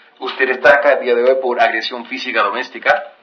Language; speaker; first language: Spanish; native; Spanish